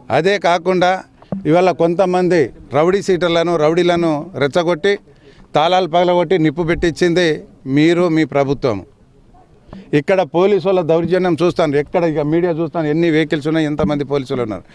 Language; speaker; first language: Telugu; non-native, local second language; Lambadi